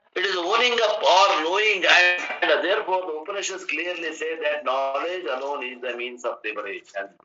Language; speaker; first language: English; non-native, local second language; Kannada